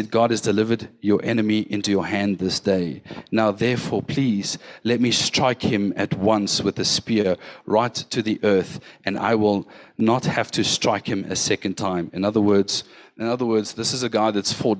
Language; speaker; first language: English; native; English